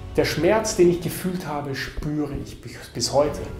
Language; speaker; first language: German; native; German